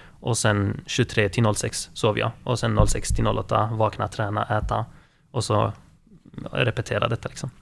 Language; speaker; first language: Swedish; early bilingual, other home language; Arabic